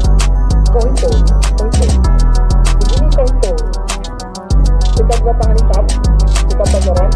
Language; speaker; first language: Indonesian; native; Indonesian